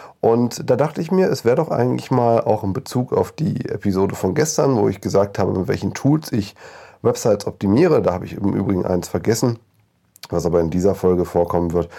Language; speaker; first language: German; native; German